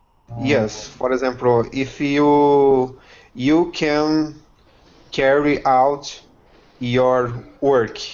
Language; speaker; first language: English; non-native, learner; Portuguese